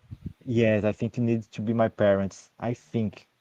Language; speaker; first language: English; non-native, learner; Portuguese